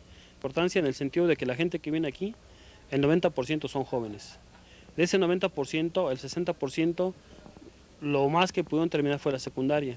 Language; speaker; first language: Spanish; native; Spanish